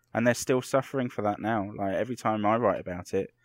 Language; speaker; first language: English; native; English